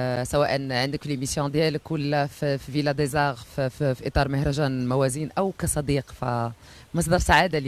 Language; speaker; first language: Arabic; native; Arabic